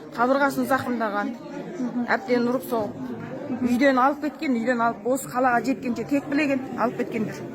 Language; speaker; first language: Kazakh; early bilingual, heritage; Kazakh